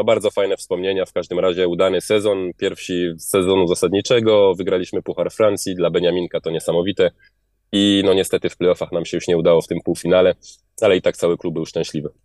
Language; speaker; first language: Polish; early bilingual, heritage; Polish